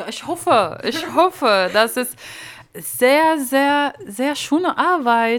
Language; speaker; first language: German; non-native, fluent; Arabic